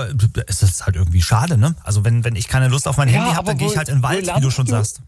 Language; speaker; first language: German; native; German